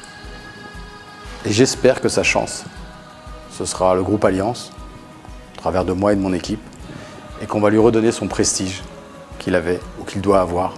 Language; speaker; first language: French; early bilingual, other home language; Arabic